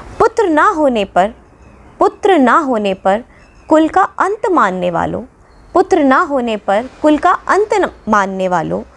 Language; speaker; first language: Hindi; non-native, local second language; Dogri